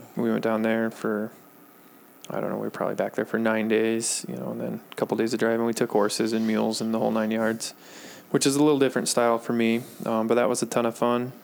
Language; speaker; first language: English; native; English